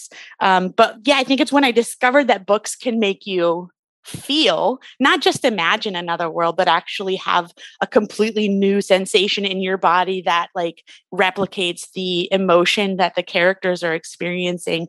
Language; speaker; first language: English; native; English